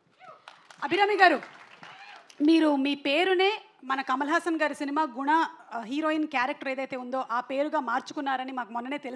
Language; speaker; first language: Telugu; native; Telugu